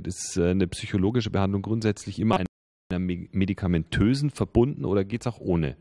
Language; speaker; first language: German; native; German